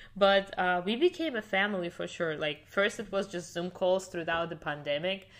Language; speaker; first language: English; non-native, fluent; Russian